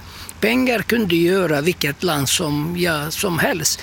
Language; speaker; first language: Swedish; non-native, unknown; Turkish